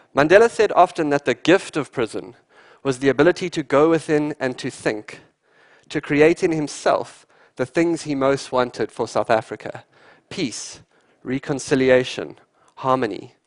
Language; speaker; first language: English; native; English